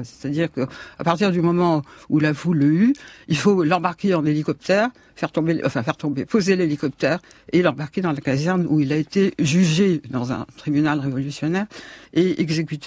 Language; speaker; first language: French; native; French